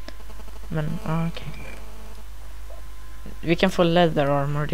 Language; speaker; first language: Swedish; native; Swedish